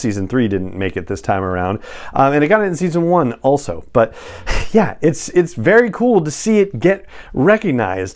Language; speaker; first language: English; native; English